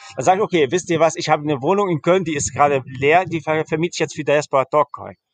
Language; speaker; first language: German; early bilingual, heritage; German